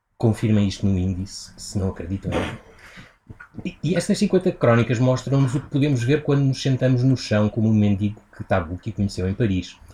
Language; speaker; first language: Portuguese; native; Portuguese